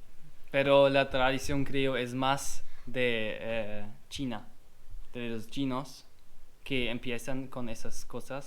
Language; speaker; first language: Spanish; non-native, learner; German